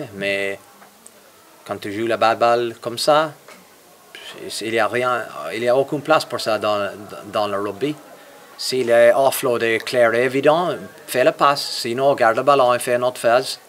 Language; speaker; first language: French; non-native, fluent; English